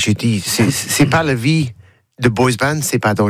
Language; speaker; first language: French; non-native, learner; English